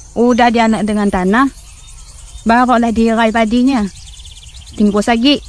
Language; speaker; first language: Indonesian; non-native, local second language; Malay